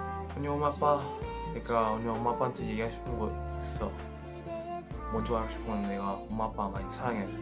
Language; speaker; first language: Korean; early bilingual, heritage; English